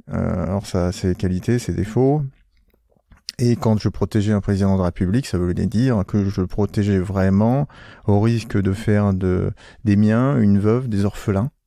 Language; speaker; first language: French; native; French